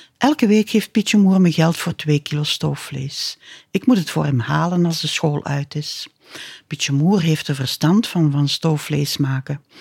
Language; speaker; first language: Dutch; native; Dutch